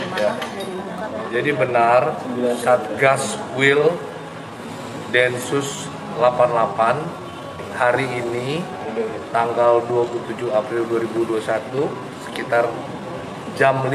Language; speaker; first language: Indonesian; native; Indonesian